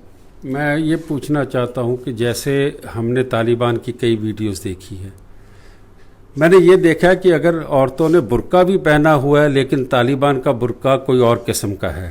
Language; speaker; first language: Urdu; non-native, local second language; Punjabi